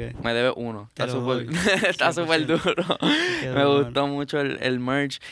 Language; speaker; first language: Spanish; native; Spanish